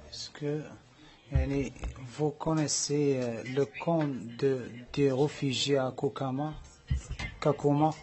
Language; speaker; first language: French; non-native, learner; Arabic